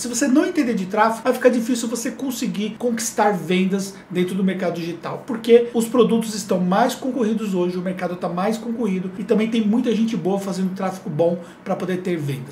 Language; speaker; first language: Portuguese; native; Portuguese